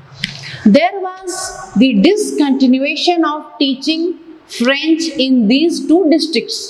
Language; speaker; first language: English; non-native, local second language; Hindi